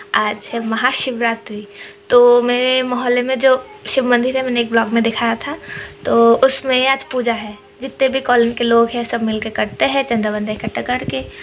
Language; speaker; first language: Hindi; native; Hindi